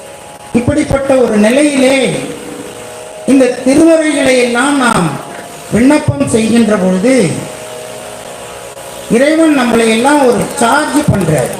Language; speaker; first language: Tamil; native; Tamil